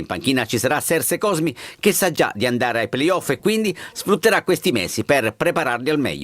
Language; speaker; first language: Italian; native; Italian